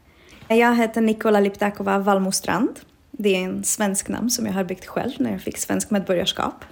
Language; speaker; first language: Swedish; non-native, fluent; Czech